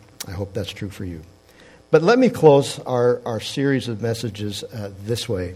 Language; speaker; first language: English; native; English